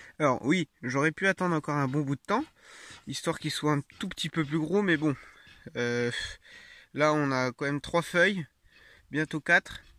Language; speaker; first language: French; native; French